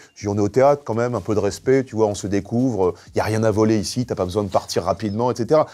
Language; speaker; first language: French; native; French